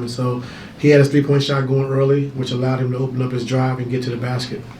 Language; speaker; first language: English; native; English